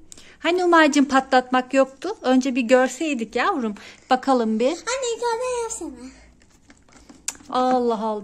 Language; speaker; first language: Turkish; native; Turkish